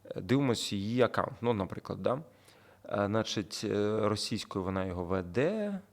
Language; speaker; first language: Ukrainian; non-native, local second language; Russian